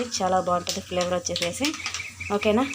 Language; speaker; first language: Telugu; native; Telugu